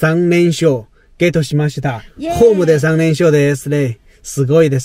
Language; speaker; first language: Japanese; non-native, learner; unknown